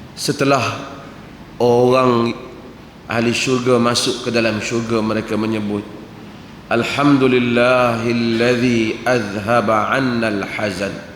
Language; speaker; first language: Malay; native; Malay